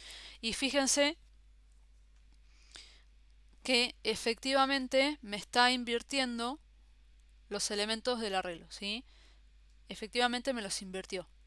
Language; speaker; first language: Spanish; native; Spanish